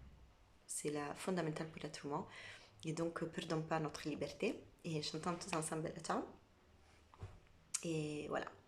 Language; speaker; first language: French; non-native, fluent; Italian